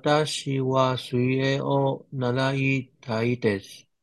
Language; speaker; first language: Japanese; non-native, learner; Chinese